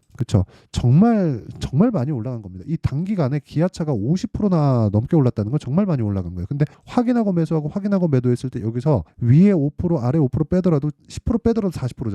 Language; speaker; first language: Korean; native; Korean